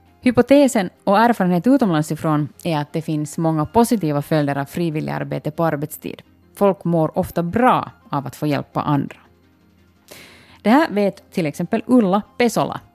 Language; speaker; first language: Swedish; native; Swedish